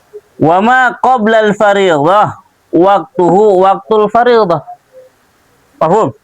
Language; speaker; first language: Arabic; non-native, fluent; Indonesian